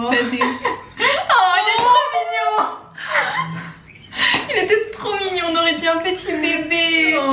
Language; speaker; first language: French; native; French